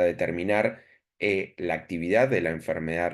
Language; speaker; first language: Spanish; native; Spanish